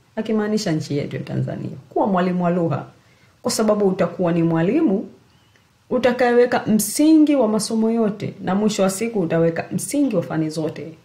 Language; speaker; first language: Swahili; native; Swahili